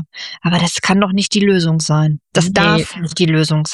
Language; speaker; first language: German; native; German